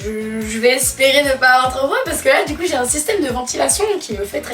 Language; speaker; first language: French; native; French